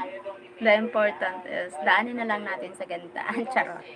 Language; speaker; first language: Filipino; non-native, local second language; Bikol